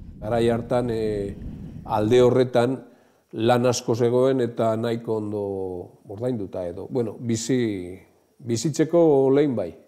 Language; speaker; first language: Basque; native; Basque